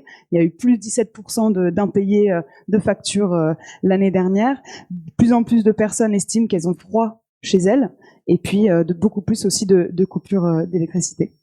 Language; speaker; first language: French; native; French